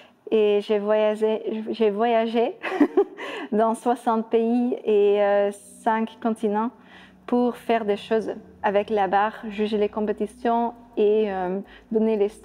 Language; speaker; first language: French; non-native, fluent; Dutch